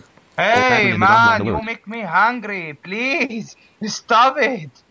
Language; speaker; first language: English; non-native, learner; Arabic